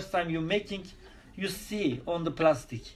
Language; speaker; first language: English; non-native, learner; Turkish